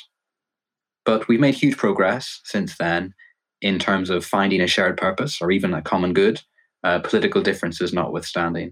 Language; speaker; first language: English; native; English